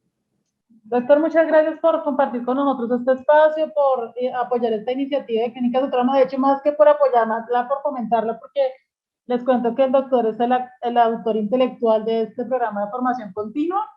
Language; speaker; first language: Spanish; native; Spanish